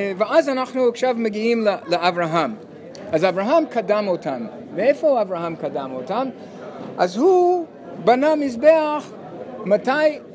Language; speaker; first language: Hebrew; non-native, fluent; English